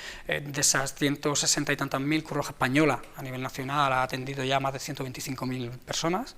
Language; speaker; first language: Spanish; native; Spanish